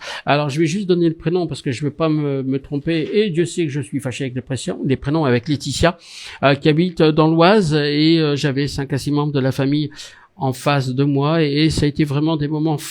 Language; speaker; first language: French; native; French